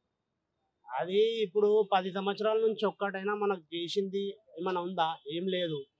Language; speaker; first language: Telugu; native; Telugu